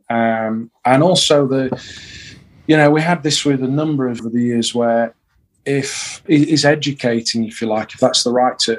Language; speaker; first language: English; native; English